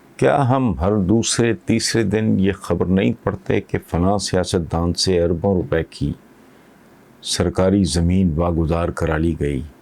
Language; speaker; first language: Urdu; non-native, local second language; Punjabi